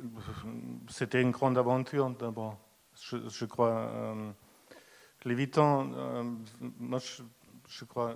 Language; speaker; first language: French; non-native, fluent; German